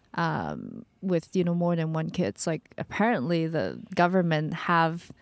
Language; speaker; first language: English; early bilingual, other home language; Chinese